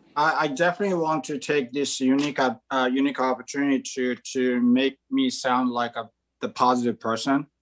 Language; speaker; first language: English; non-native, fluent; Croatian